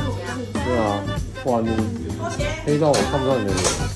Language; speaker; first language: Chinese; native; Chinese